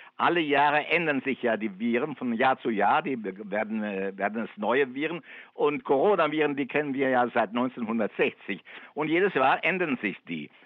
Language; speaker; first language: German; non-native, fluent; Italian